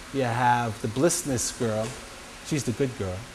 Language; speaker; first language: English; native; English